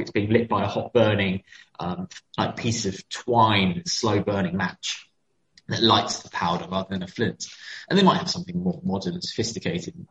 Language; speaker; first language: English; native; English